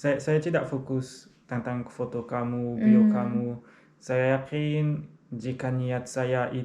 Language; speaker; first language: Indonesian; non-native, learner; Arabic